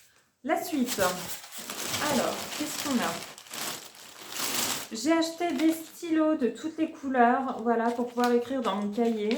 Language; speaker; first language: French; native; French